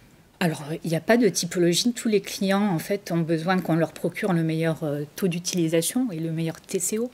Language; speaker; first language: French; native; French